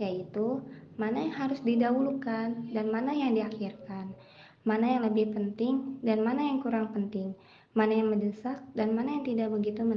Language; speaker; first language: Indonesian; native; Indonesian